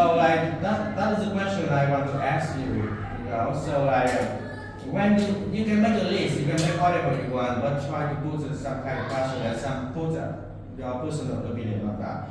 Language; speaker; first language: English; non-native, learner; Vietnamese